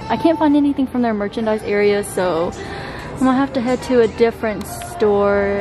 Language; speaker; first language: English; native; English